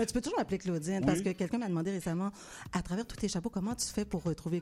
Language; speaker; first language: French; native; French